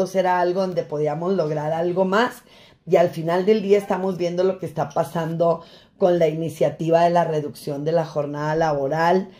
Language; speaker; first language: Spanish; native; Spanish